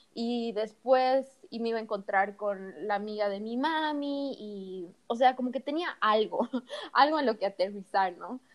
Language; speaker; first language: Spanish; native; Spanish